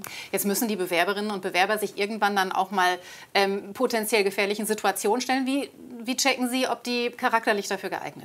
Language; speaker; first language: German; native; German